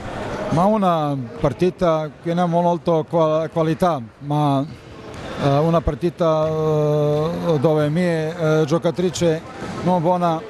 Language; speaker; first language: Italian; non-native, learner; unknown